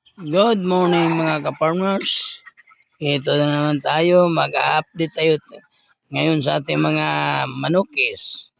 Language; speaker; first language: Filipino; non-native, local second language; Cebuano